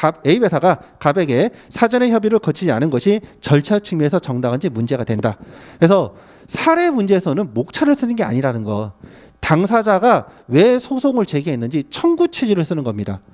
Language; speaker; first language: Korean; native; Korean